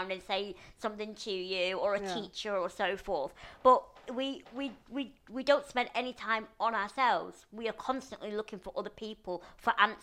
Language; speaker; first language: English; native; English